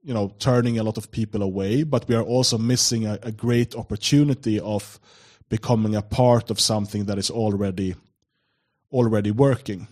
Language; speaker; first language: English; non-native, fluent; Swedish